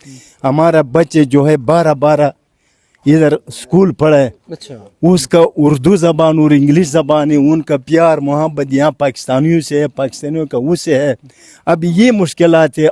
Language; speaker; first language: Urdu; non-native, learner; Pashto